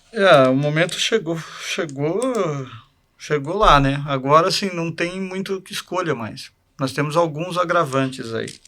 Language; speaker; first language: Portuguese; native; Portuguese